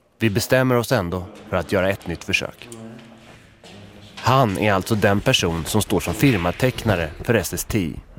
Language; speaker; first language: Swedish; native; Swedish